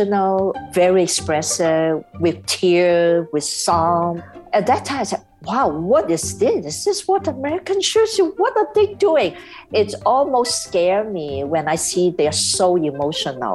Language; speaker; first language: English; non-native, local second language; Cantonese